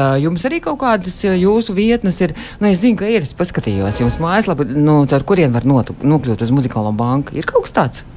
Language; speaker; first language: Latvian; native; Latvian